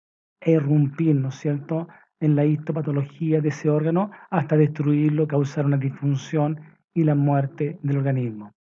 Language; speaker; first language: Spanish; native; Spanish